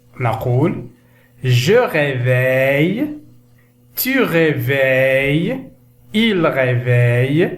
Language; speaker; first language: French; non-native, local second language; Arabic